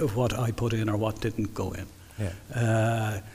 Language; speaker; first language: English; native; English